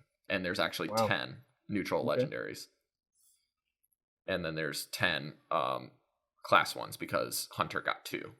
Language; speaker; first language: English; native; English